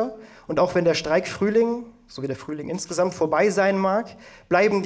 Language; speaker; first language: German; native; German